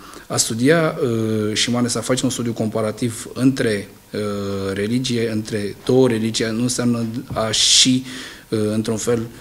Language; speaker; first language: Romanian; non-native, local second language; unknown